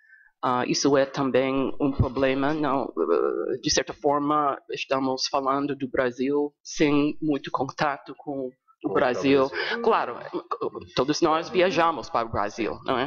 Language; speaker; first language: Portuguese; non-native, fluent; English